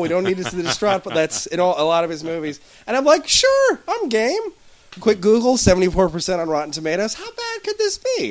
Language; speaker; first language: English; native; English